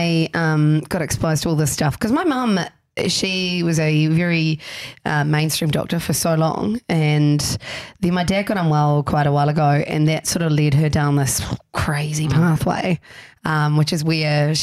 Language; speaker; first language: English; native; English